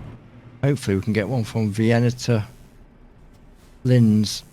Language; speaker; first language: English; native; English